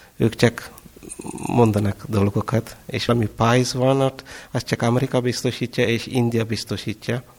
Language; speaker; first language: Hungarian; non-native, fluent; Kannada